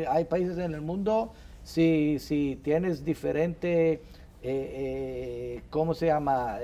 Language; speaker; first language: Spanish; non-native, fluent; Hebrew